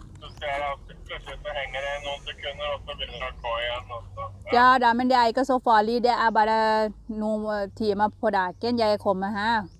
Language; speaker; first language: Norwegian; non-native, learner; Thai